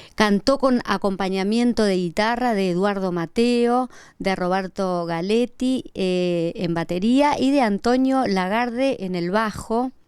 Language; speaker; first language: Spanish; native; Spanish